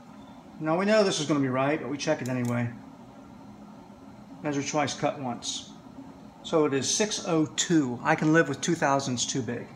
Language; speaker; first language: English; native; English